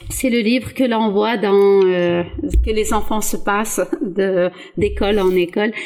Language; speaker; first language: French; early bilingual, other home language; Arabic